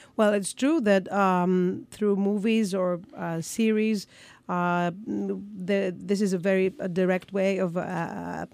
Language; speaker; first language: English; non-native, fluent; Greek